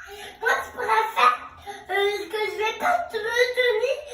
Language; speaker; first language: French; native; French